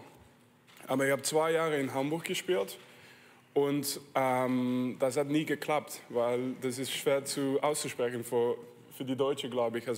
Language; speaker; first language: German; non-native, fluent; French